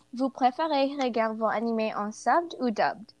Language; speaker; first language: French; non-native, learner; English